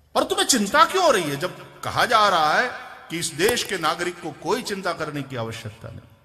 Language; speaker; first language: Hindi; non-native, local second language; Gujarati